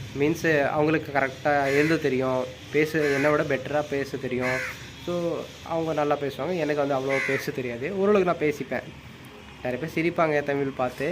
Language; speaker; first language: Tamil; non-native, local second language; Hindi